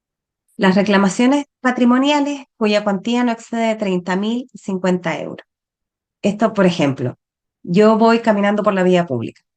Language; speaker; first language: Spanish; native; Spanish